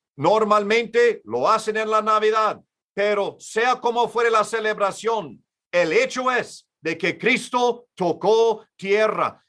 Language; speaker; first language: Spanish; non-native, fluent; English